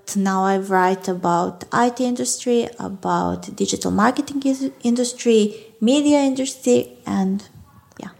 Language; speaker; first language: English; non-native, fluent; Serbian